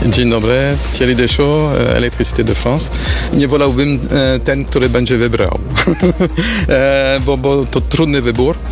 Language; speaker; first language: Polish; non-native, fluent; French